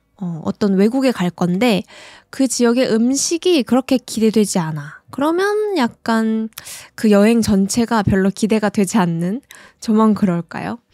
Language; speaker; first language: Korean; native; Korean